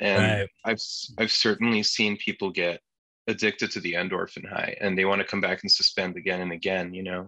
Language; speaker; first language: English; non-native, fluent; Turkish